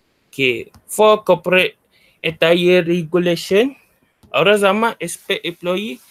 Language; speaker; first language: English; non-native, local second language; Malay